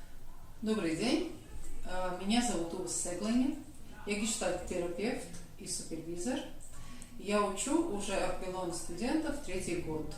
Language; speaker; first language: Russian; non-native, local second language; Latvian